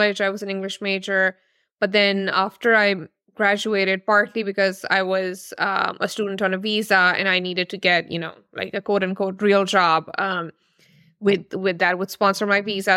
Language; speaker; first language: English; non-native, local second language; Urdu